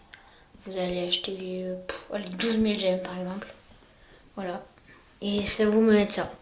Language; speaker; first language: French; native; French